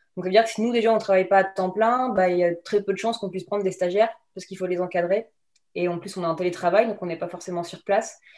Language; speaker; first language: French; native; French